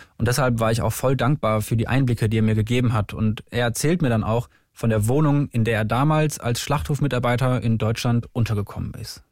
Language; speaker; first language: German; native; German